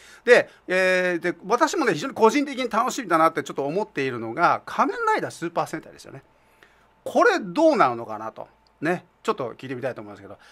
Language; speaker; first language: Japanese; native; Japanese